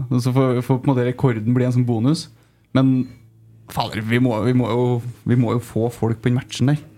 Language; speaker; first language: Norwegian; native; Norwegian